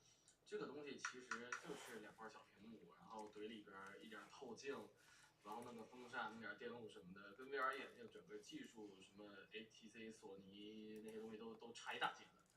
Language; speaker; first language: Chinese; native; Chinese